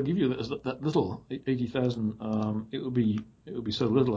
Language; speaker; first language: English; native; English